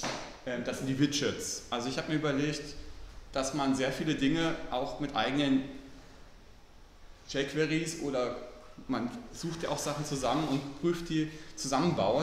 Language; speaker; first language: German; native; German